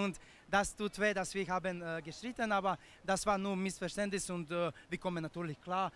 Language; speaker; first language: German; non-native, fluent; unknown